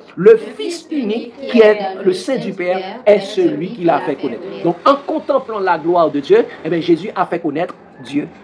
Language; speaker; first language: French; non-native, local second language; Haitian Creole